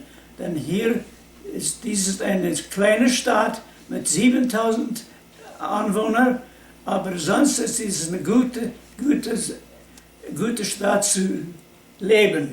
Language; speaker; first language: German; early bilingual, heritage; Plautdietsch